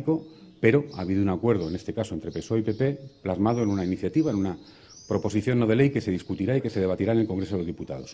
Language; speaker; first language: Spanish; native; Spanish